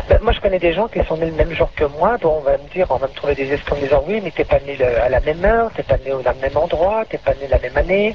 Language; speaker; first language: French; native; French